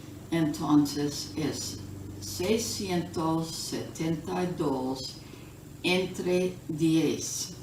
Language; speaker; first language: Spanish; non-native, fluent; English